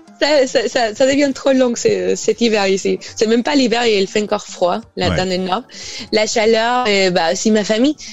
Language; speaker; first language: French; non-native, fluent; Spanish